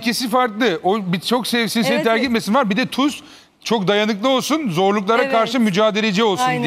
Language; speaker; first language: Turkish; native; Turkish